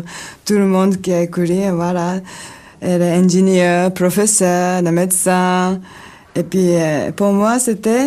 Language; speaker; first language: French; non-native, learner; Japanese